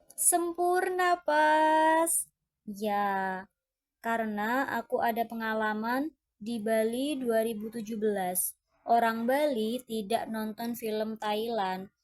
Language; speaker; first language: Indonesian; non-native, fluent; Thai